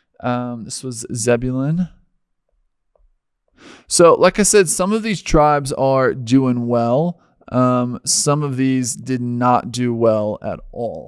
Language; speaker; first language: English; native; English